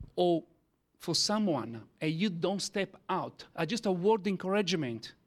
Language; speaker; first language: English; non-native, learner; Italian